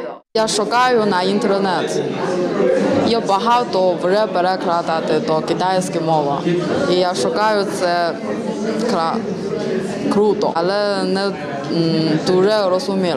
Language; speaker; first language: Ukrainian; non-native, learner; Chinese